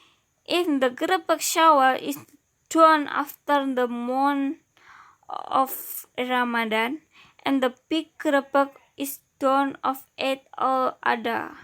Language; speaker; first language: English; non-native, learner; Indonesian